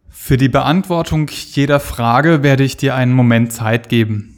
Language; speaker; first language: German; native; German